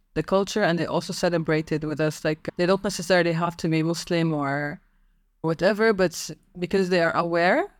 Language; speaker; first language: English; non-native, fluent; Arabic